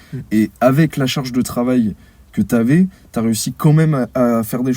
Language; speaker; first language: French; native; French